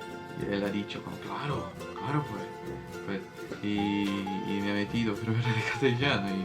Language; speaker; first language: Spanish; non-native, fluent; Portuguese